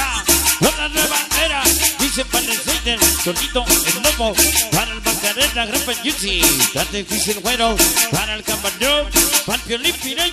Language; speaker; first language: Spanish; native; Spanish